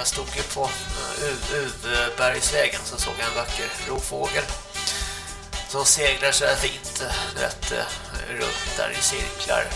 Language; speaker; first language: Swedish; native; Swedish